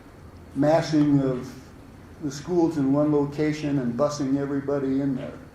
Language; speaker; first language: English; native; English